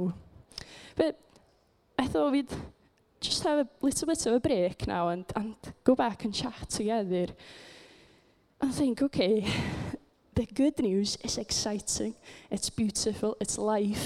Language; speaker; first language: English; native; English